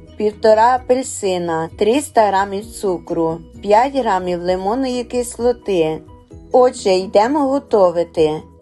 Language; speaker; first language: Ukrainian; native; Ukrainian